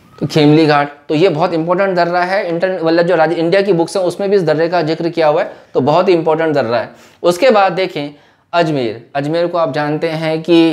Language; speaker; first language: Hindi; native; Hindi